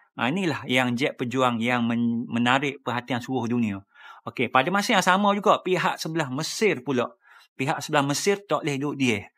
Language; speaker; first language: Malay; native; Malay